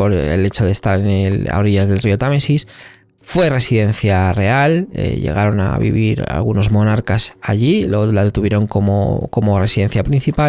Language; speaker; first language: Spanish; native; Spanish